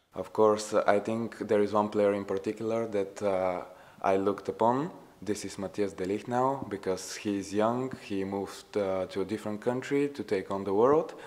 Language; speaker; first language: English; non-native, fluent; Bulgarian